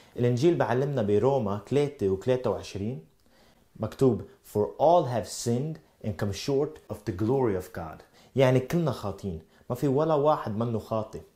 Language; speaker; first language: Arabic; early bilingual, heritage; Arabic